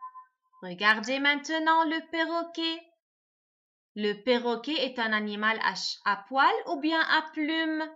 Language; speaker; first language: French; non-native, local second language; Arabic